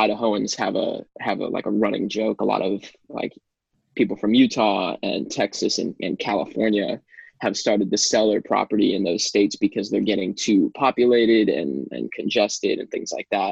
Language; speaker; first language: English; native; English